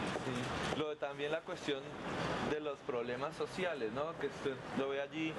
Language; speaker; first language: Spanish; native; Spanish